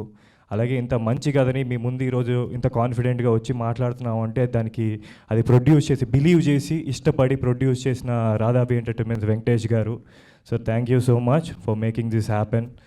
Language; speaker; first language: Telugu; native; Telugu